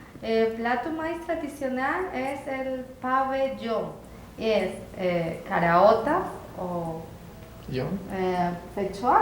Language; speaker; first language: Portuguese; non-native, learner; Spanish